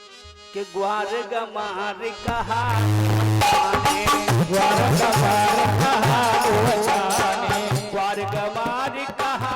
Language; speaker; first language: Hindi; native; Hindi